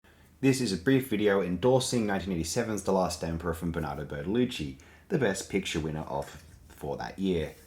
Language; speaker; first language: English; native; English